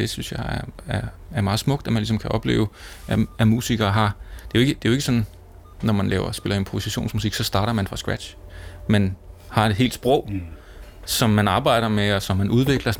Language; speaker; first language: Danish; native; Danish